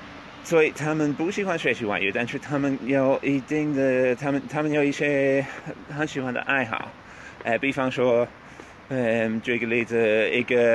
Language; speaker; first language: Chinese; non-native, fluent; English